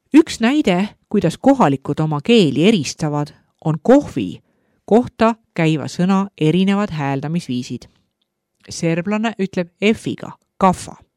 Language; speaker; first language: Estonian; native; Estonian